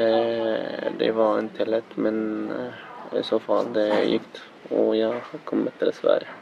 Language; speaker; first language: Swedish; non-native, learner; Arabic